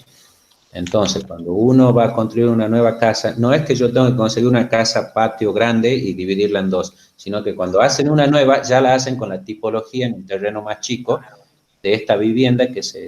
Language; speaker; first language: Spanish; native; Spanish